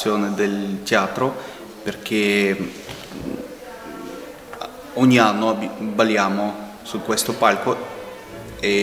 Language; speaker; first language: Italian; non-native, fluent; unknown